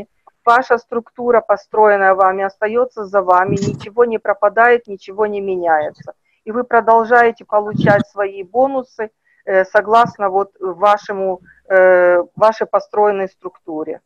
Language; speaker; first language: Russian; native; Russian